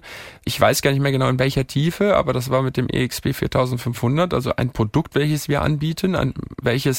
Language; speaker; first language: German; native; German